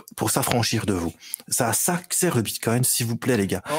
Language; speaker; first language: French; native; French